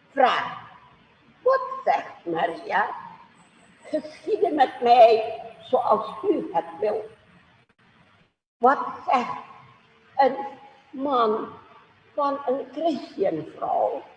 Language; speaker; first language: Dutch; non-native, fluent; Indonesian